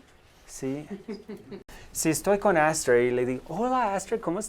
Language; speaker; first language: Spanish; non-native, fluent; English